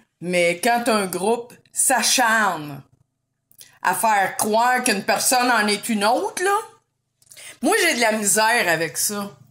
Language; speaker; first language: French; native; French